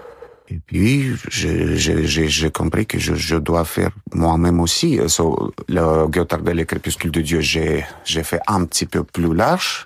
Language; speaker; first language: French; non-native, fluent; Russian